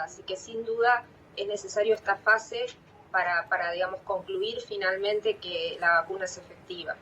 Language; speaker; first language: Spanish; native; Spanish